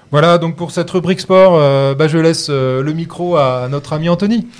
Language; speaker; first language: French; native; French